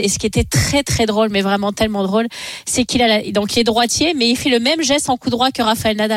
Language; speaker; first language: French; native; French